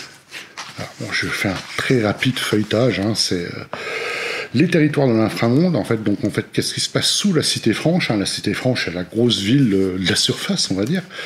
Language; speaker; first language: French; native; French